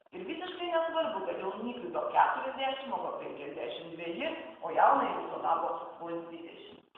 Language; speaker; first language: Lithuanian; native; Lithuanian